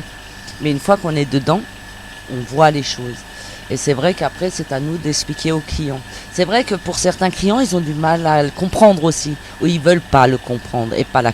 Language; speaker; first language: French; native; French